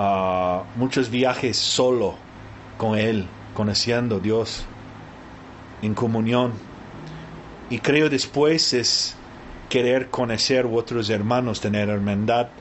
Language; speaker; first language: Spanish; early bilingual, heritage; Spanish